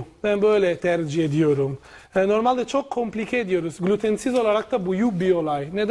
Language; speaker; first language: Turkish; non-native, learner; Italian